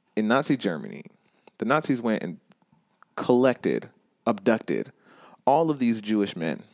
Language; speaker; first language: English; native; English